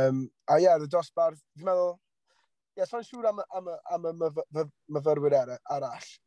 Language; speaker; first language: Welsh; non-native, local second language; English